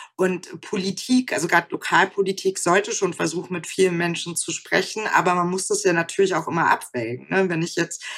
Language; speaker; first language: German; native; German